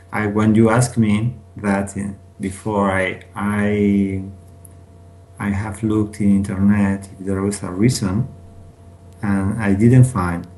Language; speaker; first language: English; non-native, learner; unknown